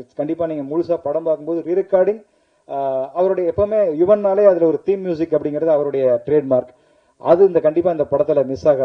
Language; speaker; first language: Tamil; native; Tamil